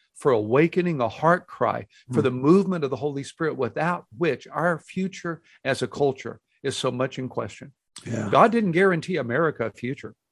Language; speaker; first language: English; native; English